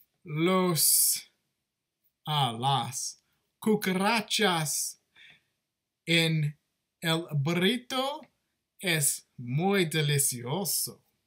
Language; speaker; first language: Spanish; non-native, learner; English